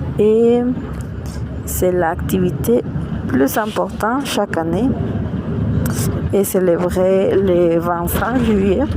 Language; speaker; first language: French; non-native, learner; Spanish